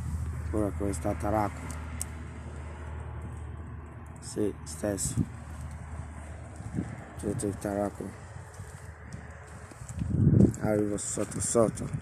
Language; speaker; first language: Italian; non-native, learner; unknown